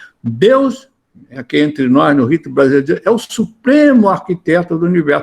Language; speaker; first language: Portuguese; native; Portuguese